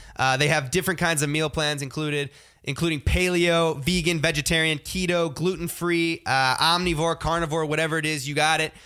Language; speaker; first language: English; native; English